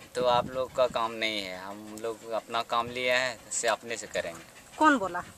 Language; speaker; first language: Hindi; native; Hindi